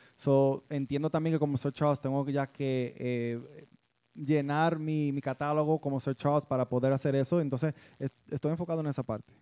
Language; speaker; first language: Spanish; early bilingual, heritage; Spanish